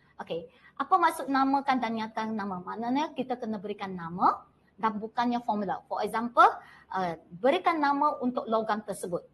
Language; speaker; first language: Malay; non-native, local second language; Chinese